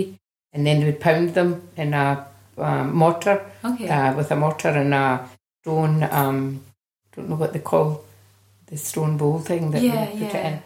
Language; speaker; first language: English; native; English